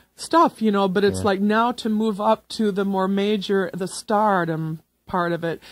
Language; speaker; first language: English; native; English